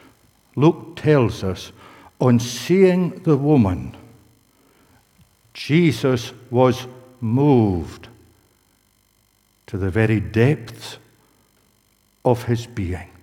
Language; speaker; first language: English; native; English